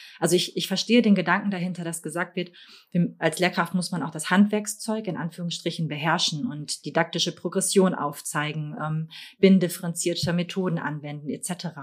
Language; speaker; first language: German; native; German